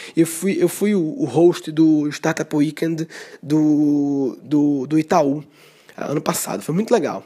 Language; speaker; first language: Portuguese; native; Portuguese